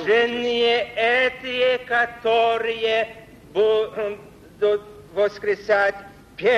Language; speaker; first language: Russian; non-native, fluent; Polish